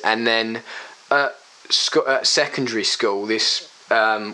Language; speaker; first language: English; native; English